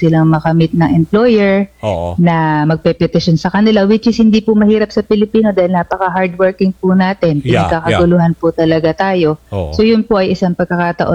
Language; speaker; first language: Filipino; native; Filipino